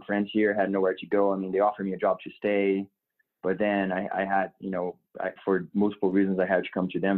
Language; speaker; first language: English; non-native, fluent; Portuguese